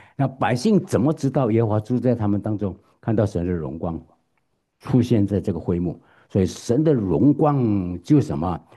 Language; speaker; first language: Chinese; native; Chinese